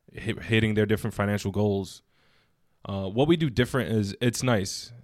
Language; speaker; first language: English; native; English